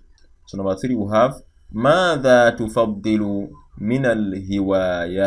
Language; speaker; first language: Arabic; non-native, fluent; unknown